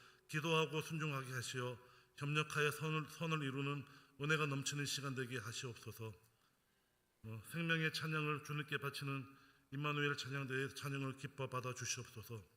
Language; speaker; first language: Korean; native; Korean